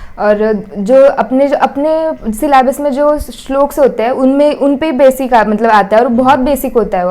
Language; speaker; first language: Hindi; non-native, local second language; Marathi